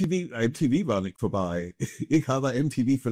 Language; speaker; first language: German; non-native, fluent; English